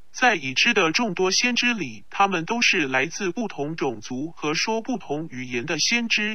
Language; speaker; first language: Chinese; non-native, local second language; Cantonese